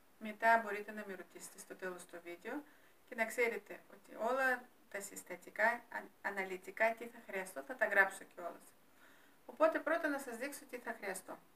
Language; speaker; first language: Greek; non-native, fluent; Russian